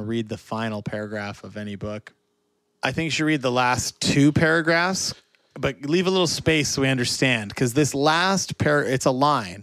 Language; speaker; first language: English; native; English